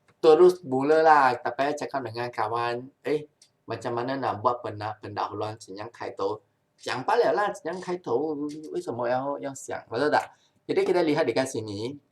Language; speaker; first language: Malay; non-native, local second language; Chinese